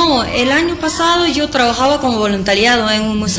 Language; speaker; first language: Spanish; non-native, learner; Japanese